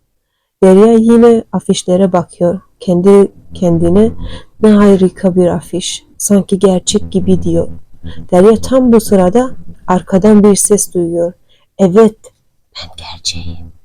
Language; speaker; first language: Turkish; non-native, learner; Turkmen